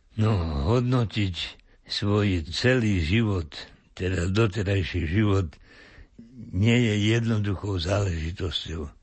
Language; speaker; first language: Slovak; native; Slovak